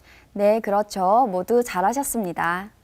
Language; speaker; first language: Korean; native; Korean